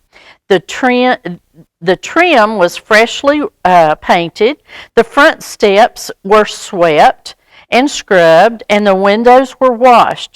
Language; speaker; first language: English; native; English